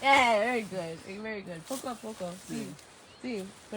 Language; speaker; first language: Spanish; non-native, learner; English